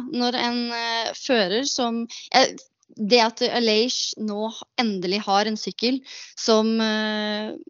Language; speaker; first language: Norwegian; native; Norwegian